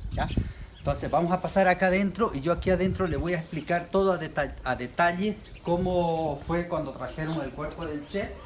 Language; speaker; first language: Spanish; native; Spanish